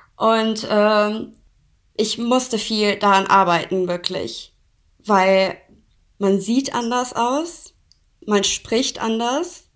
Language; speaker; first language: German; non-native, fluent; Persian